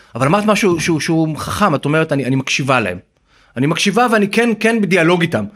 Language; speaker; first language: Hebrew; native; Hebrew